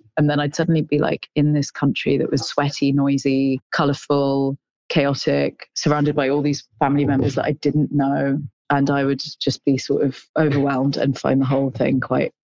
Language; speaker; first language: English; native; English